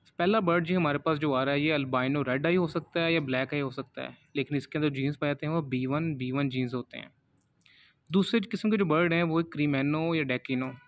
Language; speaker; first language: Urdu; non-native, local second language; Punjabi